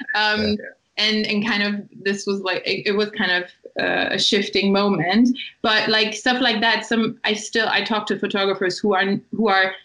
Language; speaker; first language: English; non-native, fluent; German